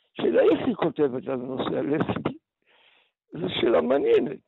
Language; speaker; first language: Hebrew; early bilingual, other home language; Polish